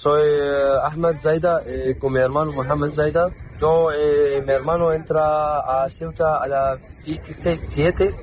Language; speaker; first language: Spanish; non-native, learner; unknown